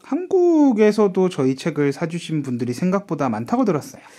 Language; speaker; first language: Korean; native; Korean